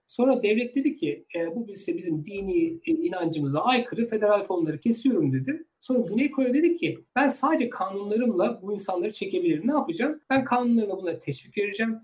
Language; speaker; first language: Turkish; native; Turkish